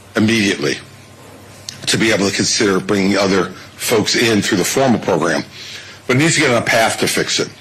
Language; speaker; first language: English; native; English